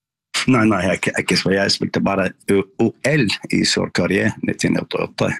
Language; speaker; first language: Norwegian; non-native, learner; Arabic